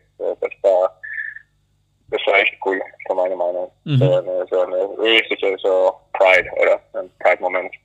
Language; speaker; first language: German; non-native, fluent; English